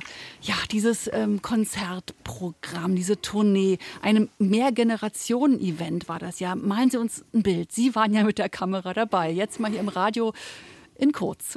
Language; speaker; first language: German; native; German